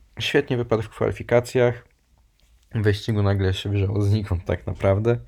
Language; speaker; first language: Polish; native; Polish